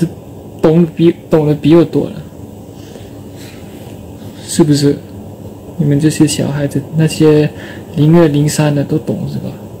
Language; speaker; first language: Chinese; non-native, fluent; Thai